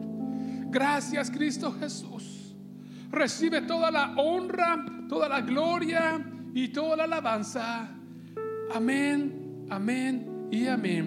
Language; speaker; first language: Spanish; native; Spanish